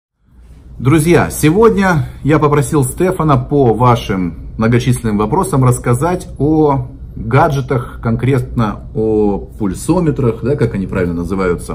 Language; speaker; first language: Russian; native; Russian